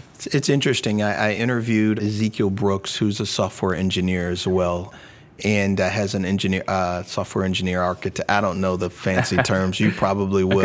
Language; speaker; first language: English; early bilingual, other home language; Indonesian